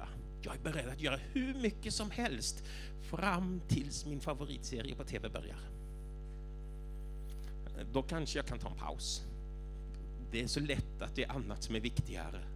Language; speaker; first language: Swedish; native; Swedish